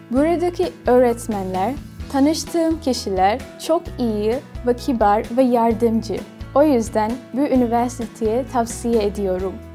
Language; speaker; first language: Turkish; non-native, learner; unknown